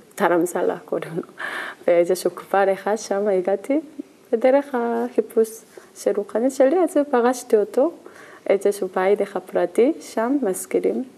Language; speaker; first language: Hebrew; non-native, fluent; Korean